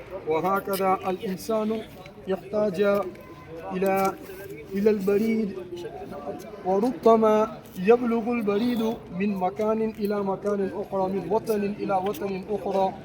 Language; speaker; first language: Arabic; non-native, learner; Urdu